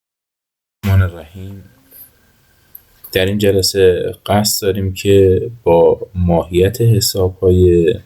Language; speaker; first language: Persian; native; Persian